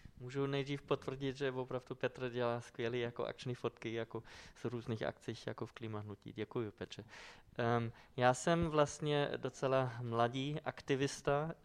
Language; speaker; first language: Czech; non-native, fluent; German